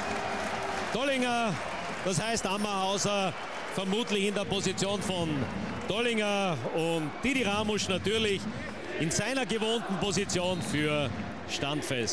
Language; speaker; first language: German; native; German